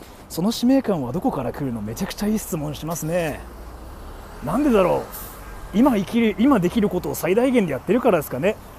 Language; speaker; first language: Japanese; early bilingual, heritage; Japanese